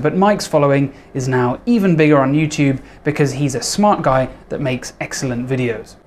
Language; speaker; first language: English; native; English